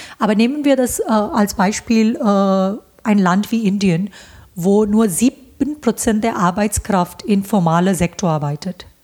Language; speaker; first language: German; non-native, fluent; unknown